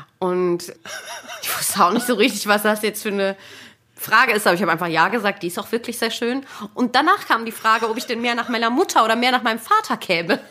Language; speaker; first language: German; native; German